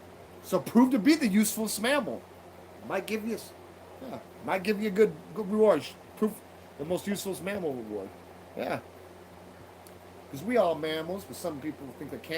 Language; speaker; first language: English; native; English